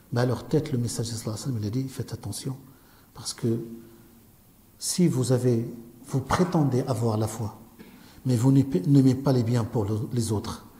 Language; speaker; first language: French; non-native, local second language; Arabic